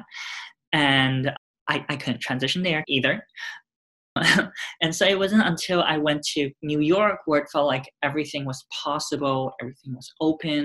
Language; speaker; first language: English; non-native, local second language; Cantonese